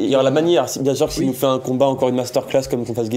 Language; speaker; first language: French; native; French